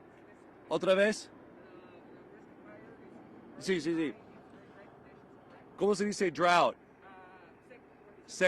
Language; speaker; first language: Spanish; non-native, learner; English